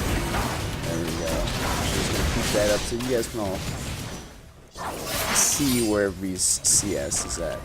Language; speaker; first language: English; native; English